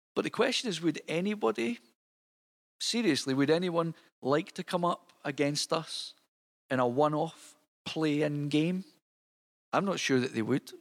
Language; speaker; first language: English; native; English